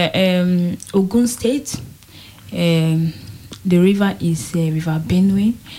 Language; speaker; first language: English; non-native, local second language; Bini